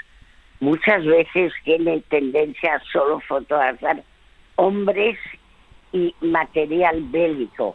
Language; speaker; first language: Spanish; early bilingual, other home language; French